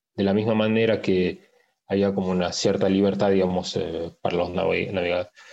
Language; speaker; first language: Spanish; early bilingual, heritage; Spanish